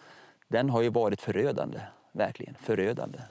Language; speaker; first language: Swedish; native; Swedish